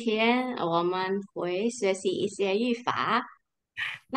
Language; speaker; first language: Chinese; non-native, fluent; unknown